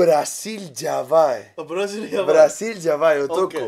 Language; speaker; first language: Japanese; non-native, learner; Spanish